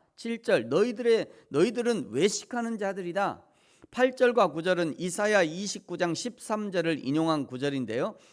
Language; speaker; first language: Korean; native; Korean